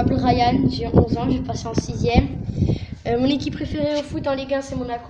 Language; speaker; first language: French; native; French